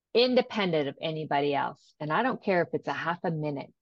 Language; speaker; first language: English; native; English